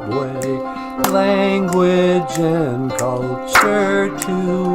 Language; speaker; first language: English; native; English